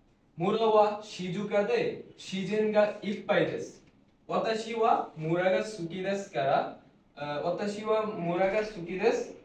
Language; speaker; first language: Japanese; non-native, learner; Bangla